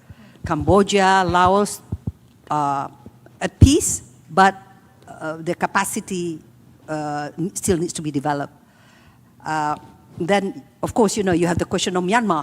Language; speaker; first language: English; non-native, fluent; Indonesian